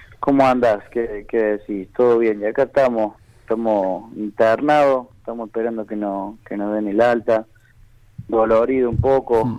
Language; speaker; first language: Spanish; native; Spanish